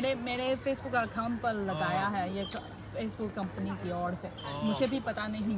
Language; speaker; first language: Hindi; non-native, fluent; Chinese